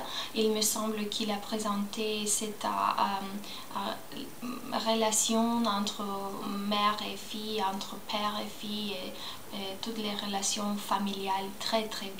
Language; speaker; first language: French; non-native, learner; Spanish